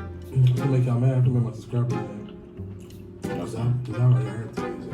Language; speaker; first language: English; native; English